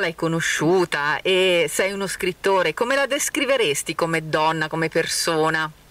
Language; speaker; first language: Italian; native; Italian